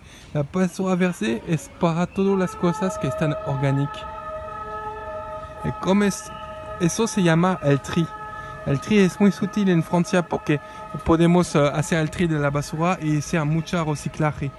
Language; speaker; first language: Spanish; non-native, fluent; French